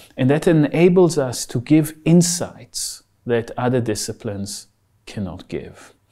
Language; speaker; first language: English; non-native, fluent; Hebrew